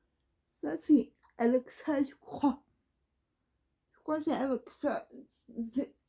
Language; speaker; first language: French; non-native, learner; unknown